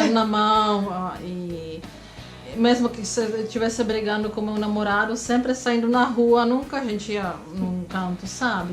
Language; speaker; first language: Portuguese; non-native, fluent; Czech